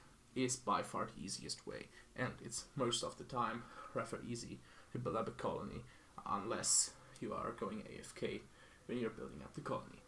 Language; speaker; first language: English; non-native, fluent; German